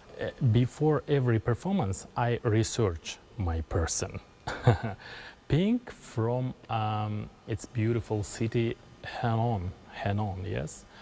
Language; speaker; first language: English; non-native, learner; Kazakh